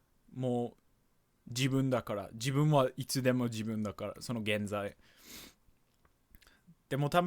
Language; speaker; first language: Japanese; non-native, fluent; English